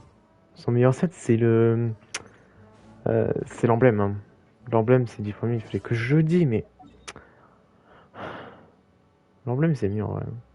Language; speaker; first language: French; native; French